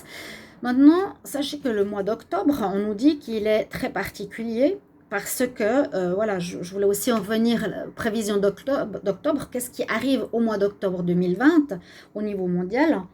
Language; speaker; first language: French; native; French